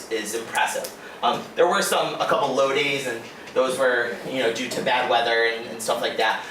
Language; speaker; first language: English; native; English